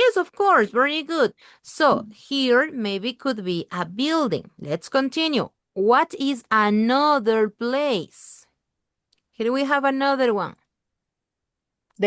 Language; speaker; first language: English; non-native, learner; Spanish